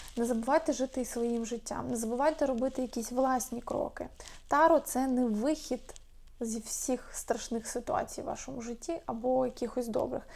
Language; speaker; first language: Ukrainian; non-native, local second language; Russian